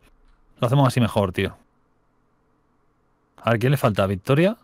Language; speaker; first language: Spanish; native; Spanish